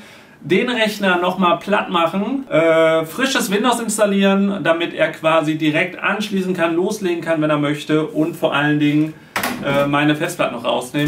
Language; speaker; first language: German; native; German